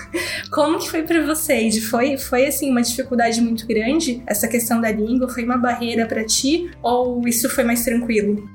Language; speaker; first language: Portuguese; native; Portuguese